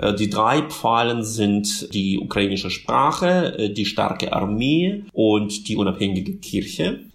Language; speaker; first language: German; non-native, fluent; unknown